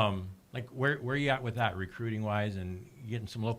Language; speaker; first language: English; native; English